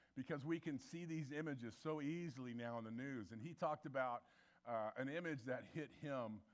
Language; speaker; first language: English; native; English